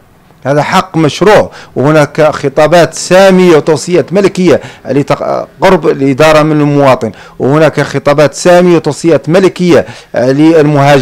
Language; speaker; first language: Arabic; native; Arabic